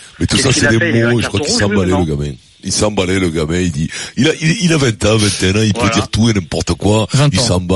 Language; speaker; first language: French; native; French